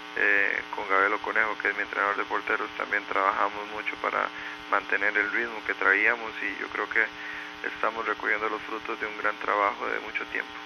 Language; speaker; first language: Spanish; native; Spanish